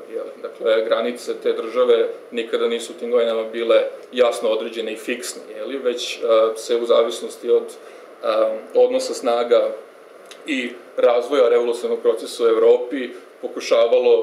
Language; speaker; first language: Serbian; native; Serbian